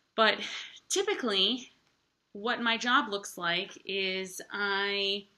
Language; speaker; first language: English; native; English